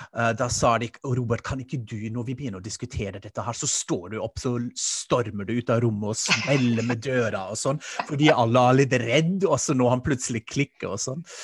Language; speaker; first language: Norwegian; non-native, fluent; German